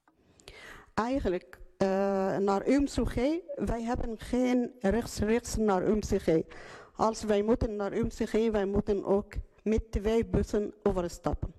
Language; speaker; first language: Dutch; non-native, learner; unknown